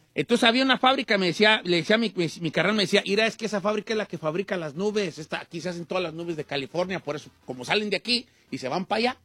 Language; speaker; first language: Spanish; native; Spanish